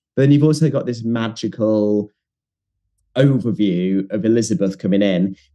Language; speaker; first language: English; native; English